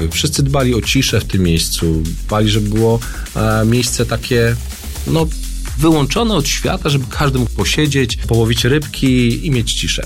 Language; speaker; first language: Polish; native; Polish